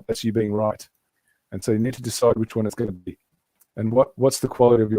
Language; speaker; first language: English; native; English